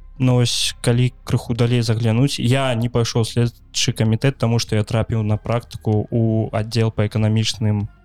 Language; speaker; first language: Belarusian; native; Belarusian